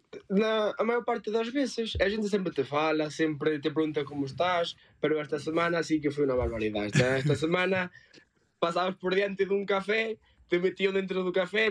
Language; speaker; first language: Spanish; non-native, learner; Portuguese